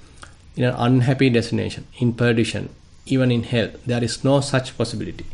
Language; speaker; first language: English; non-native, local second language; Sinhala